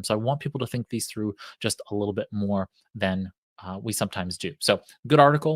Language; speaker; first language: English; native; English